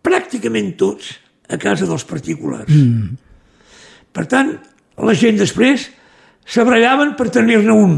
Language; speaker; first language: Catalan; native; Catalan